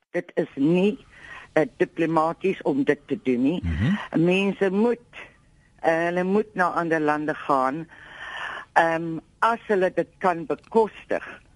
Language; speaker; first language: Afrikaans; non-native, local second language; English